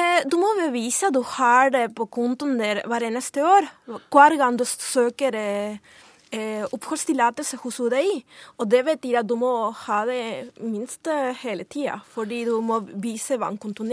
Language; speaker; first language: Norwegian; non-native, fluent; Spanish